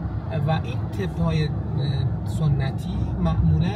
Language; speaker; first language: Persian; native; Persian